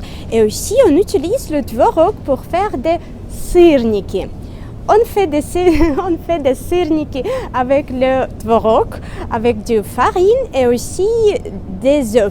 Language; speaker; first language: French; non-native, fluent; Russian